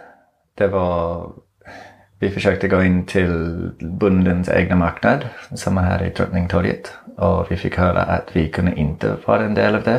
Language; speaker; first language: Swedish; non-native, fluent; English